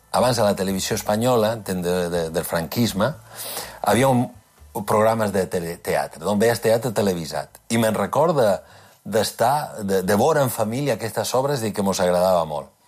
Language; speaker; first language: Catalan; native; Catalan